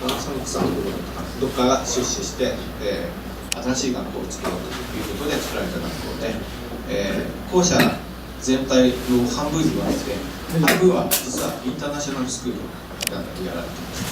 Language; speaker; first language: Japanese; native; Japanese